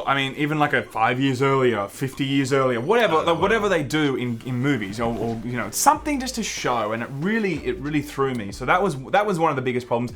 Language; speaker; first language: English; native; English